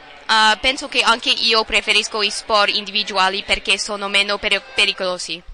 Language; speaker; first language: Italian; non-native, learner; English